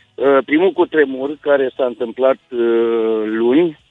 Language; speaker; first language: Romanian; native; Romanian